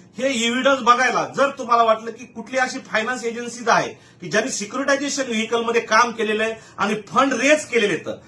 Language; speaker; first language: Marathi; native; Marathi